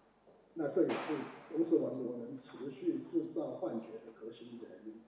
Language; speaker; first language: Chinese; native; Chinese